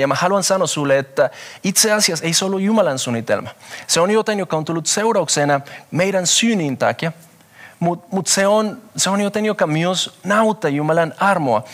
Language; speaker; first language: Finnish; non-native, fluent; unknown